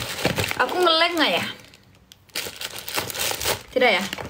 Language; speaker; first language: Indonesian; non-native, fluent; Turkish